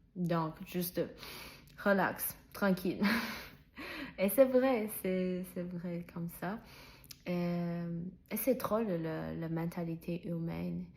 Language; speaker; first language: French; non-native, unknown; Chinese